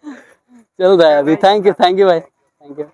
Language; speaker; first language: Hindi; non-native, local second language; Bangla